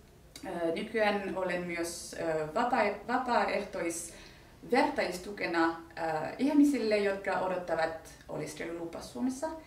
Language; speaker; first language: Finnish; non-native, fluent; French